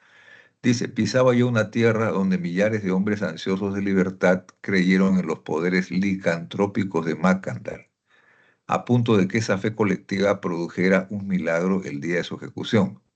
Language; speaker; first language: Spanish; native; Spanish